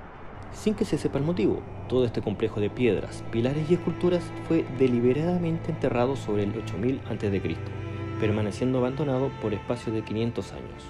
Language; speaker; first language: Spanish; native; Spanish